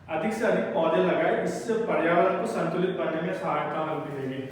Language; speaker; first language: Hindi; non-native, local second language; Telugu